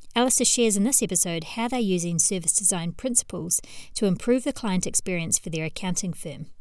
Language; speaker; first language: English; native; English